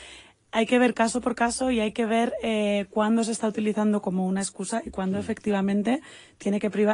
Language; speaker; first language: Spanish; native; Spanish